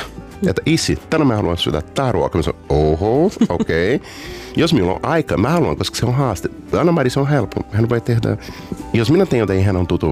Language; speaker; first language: Finnish; non-native, learner; Portuguese